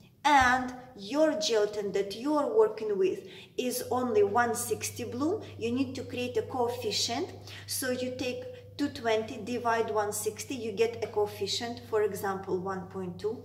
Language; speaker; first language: English; non-native, fluent; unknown